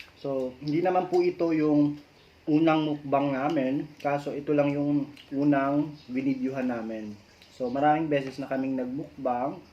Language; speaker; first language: Filipino; non-native, local second language; Masbatenyo